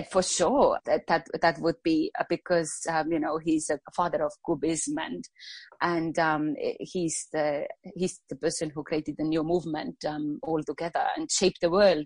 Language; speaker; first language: English; non-native, fluent; Estonian